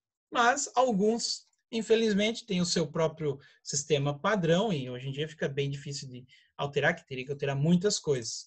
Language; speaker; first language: Portuguese; native; Portuguese